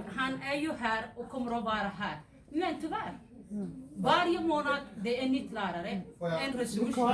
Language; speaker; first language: Swedish; non-native, fluent; Somali